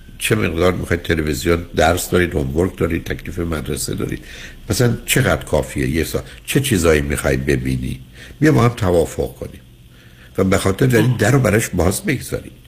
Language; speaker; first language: Persian; native; Persian